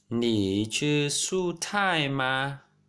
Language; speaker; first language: Chinese; non-native, learner; Vietnamese